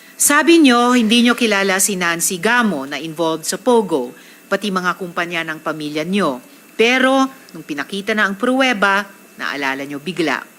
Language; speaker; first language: Filipino; native; Filipino